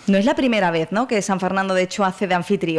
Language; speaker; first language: Spanish; native; Spanish